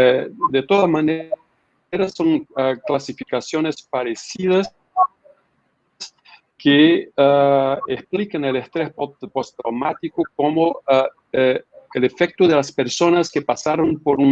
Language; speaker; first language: Spanish; non-native, fluent; Portuguese